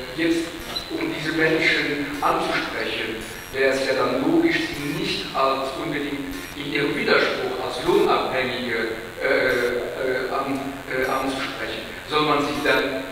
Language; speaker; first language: German; non-native, local second language; Luxembourgish